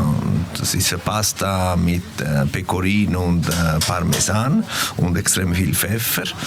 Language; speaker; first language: German; non-native, fluent; Italian